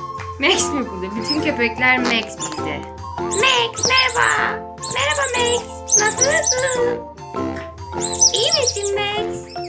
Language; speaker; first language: Turkish; native; Turkish